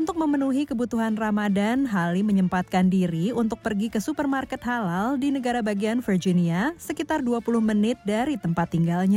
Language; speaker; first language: Indonesian; native; Indonesian